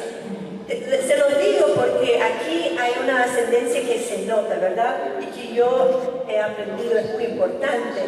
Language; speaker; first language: Spanish; non-native, fluent; Finnish